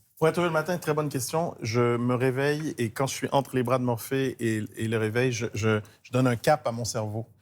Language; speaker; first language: French; early bilingual, other home language; Haitian Creole